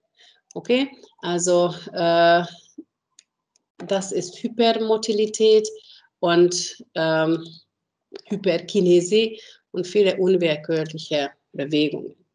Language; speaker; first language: German; non-native, fluent; Hungarian